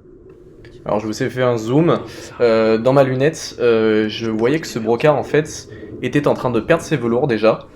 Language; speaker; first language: French; native; French